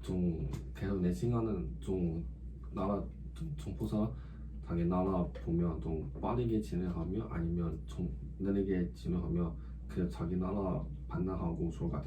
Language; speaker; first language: Korean; non-native, learner; Chinese